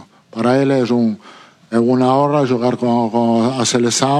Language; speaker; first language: Portuguese; non-native, fluent; Italian